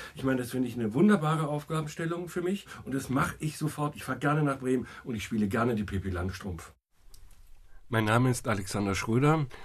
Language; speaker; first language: German; native; German